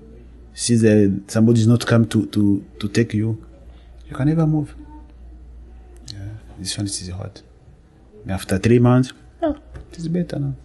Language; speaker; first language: English; non-native, learner; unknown